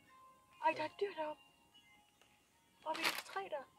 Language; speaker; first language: Danish; native; Danish